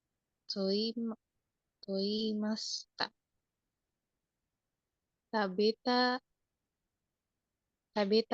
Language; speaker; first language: Japanese; non-native, learner; Indonesian